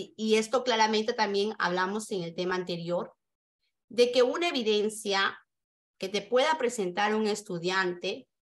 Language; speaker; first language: Spanish; native; Spanish